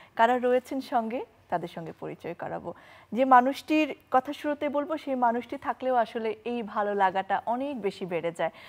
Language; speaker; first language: Bangla; native; Bangla